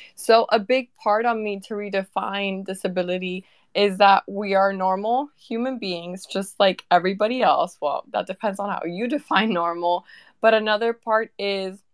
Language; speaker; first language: English; early bilingual, other home language; Spanish